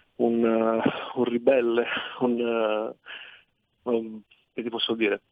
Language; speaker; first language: Italian; native; Italian